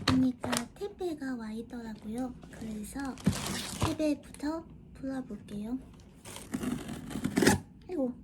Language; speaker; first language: Korean; non-native, fluent; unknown